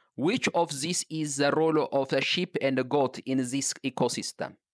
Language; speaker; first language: English; non-native, local second language; Amharic